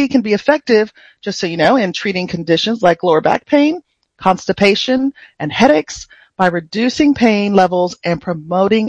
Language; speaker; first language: English; native; English